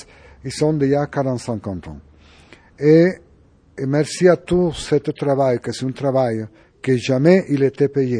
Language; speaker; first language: French; non-native, learner; Spanish